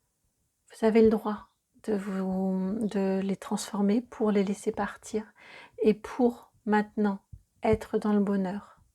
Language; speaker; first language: French; native; French